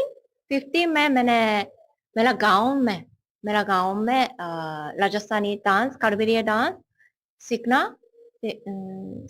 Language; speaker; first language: Hindi; non-native, learner; Japanese